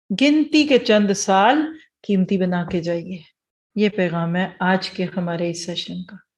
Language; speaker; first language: Urdu; early bilingual, heritage; Urdu